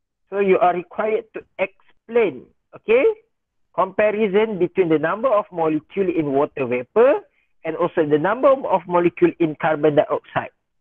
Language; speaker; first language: English; non-native, local second language; Malay